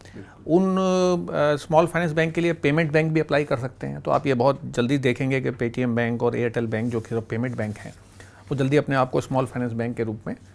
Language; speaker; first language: Hindi; native; Hindi